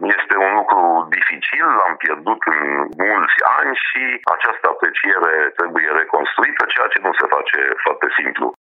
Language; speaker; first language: Romanian; non-native, local second language; Hungarian